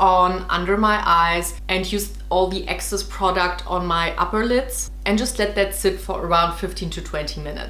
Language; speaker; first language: English; non-native, fluent; German